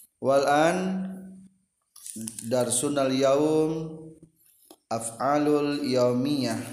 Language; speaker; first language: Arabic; non-native, learner; Indonesian